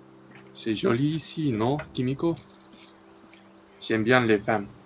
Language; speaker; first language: French; non-native, learner; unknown